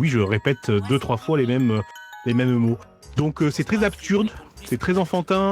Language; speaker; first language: French; native; French